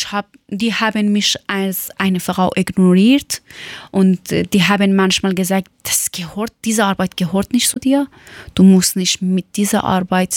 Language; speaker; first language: German; non-native, learner; Persian